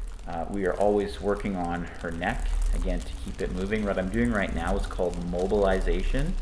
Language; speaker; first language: English; native; English